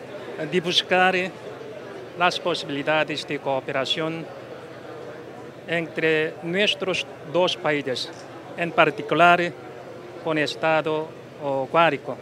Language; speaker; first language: Spanish; non-native, fluent; Korean